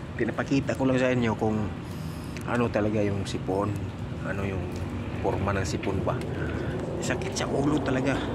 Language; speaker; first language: Filipino; non-native, local second language; Cebuano